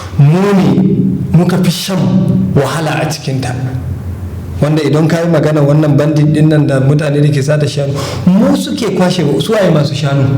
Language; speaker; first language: Hausa; non-native, local second language; Fula